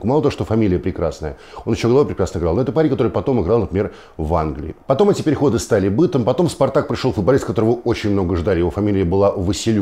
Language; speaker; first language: Russian; native; Russian